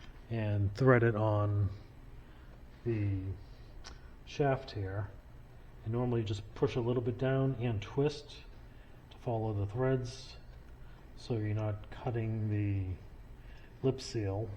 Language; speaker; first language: English; native; English